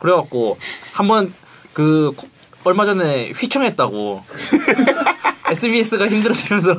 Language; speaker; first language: Korean; native; Korean